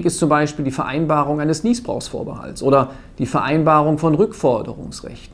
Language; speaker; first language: German; native; German